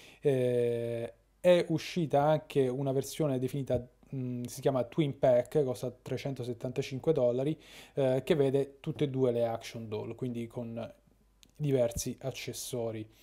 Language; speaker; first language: Italian; native; Italian